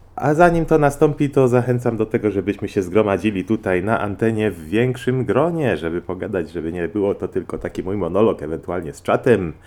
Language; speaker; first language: Polish; native; Polish